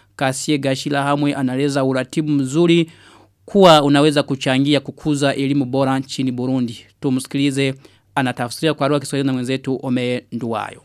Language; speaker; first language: Swahili; non-native, local second language; Rundi